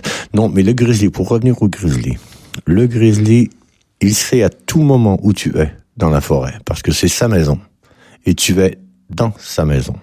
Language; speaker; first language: French; native; French